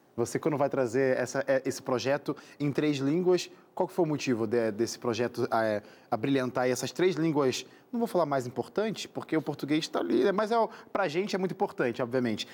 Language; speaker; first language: Portuguese; native; Portuguese